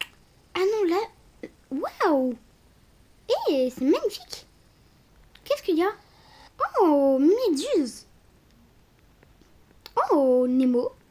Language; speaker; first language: French; native; French